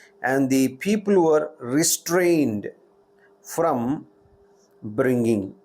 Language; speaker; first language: English; non-native, local second language; Telugu